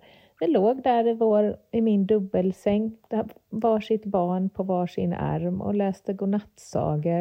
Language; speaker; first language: Swedish; native; Swedish